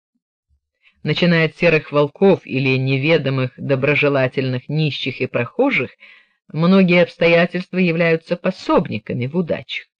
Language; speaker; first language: Russian; native; Russian